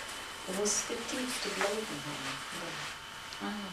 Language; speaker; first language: German; non-native, fluent; Gujarati